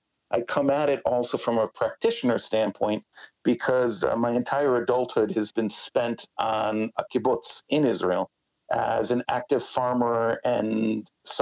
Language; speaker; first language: English; native; English